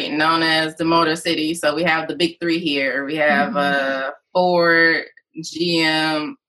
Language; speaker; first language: English; native; English